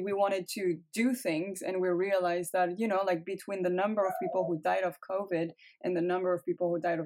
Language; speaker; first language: English; non-native, fluent; French